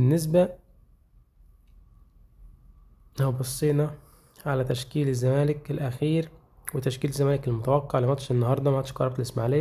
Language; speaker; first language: Arabic; native; Arabic